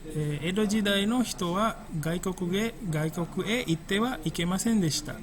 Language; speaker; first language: Japanese; non-native, fluent; Indonesian